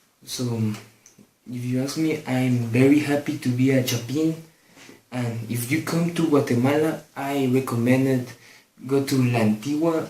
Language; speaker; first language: English; non-native, learner; Spanish